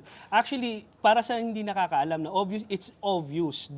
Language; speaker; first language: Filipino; native; Filipino